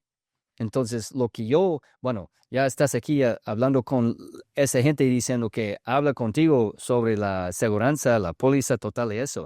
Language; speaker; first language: Spanish; early bilingual, heritage; English